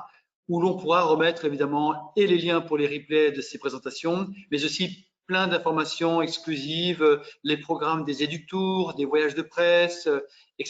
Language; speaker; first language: French; native; French